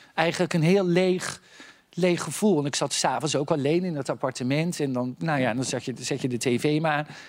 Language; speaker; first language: Dutch; native; Dutch